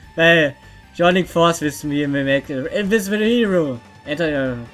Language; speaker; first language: English; non-native, learner; German